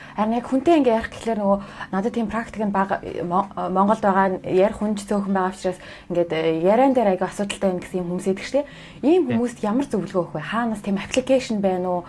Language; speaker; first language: Mongolian; native; Mongolian